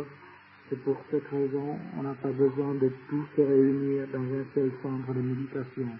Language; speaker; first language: French; non-native, fluent; Vietnamese